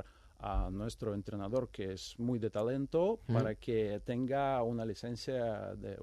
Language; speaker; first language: Spanish; non-native, fluent; Ukrainian